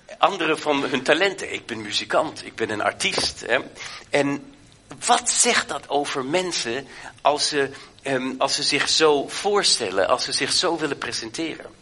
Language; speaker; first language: Dutch; native; Dutch